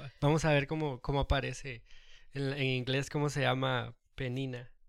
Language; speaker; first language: Spanish; early bilingual, heritage; Spanish